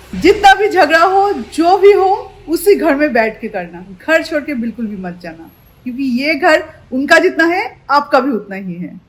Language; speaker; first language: Hindi; non-native, local second language; Bangla